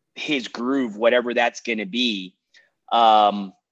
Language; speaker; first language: English; native; English